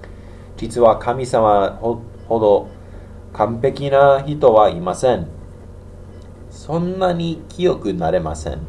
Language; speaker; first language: Japanese; non-native, learner; English